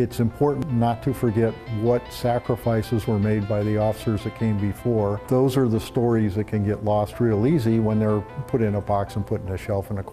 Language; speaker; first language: English; native; English